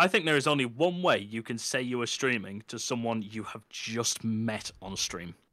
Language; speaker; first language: English; native; English